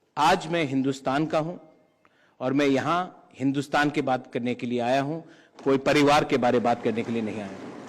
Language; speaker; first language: Hindi; non-native, local second language; Kok Borok